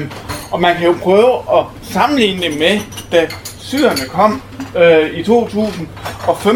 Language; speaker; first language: Danish; native; Danish